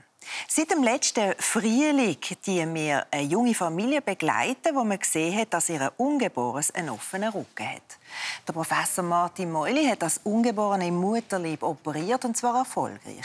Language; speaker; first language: German; native; German